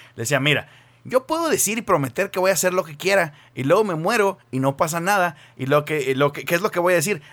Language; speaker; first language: Spanish; native; Spanish